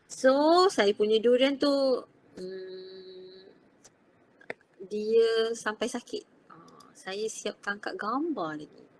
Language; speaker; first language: Malay; native; Malay